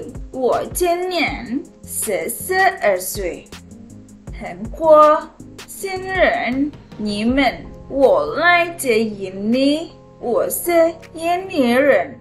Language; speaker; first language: Chinese; non-native, learner; Indonesian